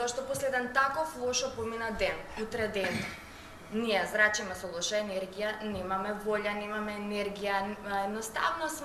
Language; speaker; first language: Macedonian; native; Macedonian